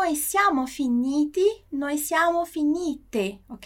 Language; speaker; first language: Italian; non-native, fluent; Portuguese